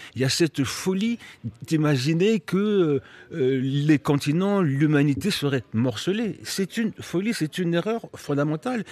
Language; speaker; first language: French; early bilingual, other home language; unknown